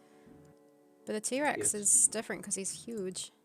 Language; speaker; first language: English; native; English